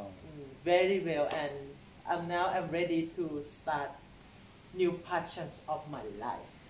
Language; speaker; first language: English; non-native, learner; Thai